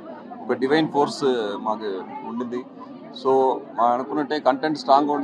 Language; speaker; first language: Telugu; native; Telugu